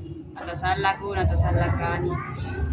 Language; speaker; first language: Arabic; non-native, learner; Indonesian